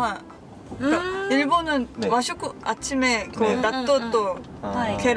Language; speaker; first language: Japanese; non-native, learner; Korean